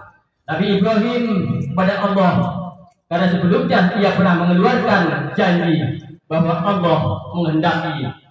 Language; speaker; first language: Indonesian; native; Indonesian